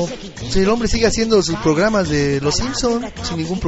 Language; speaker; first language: Spanish; native; Spanish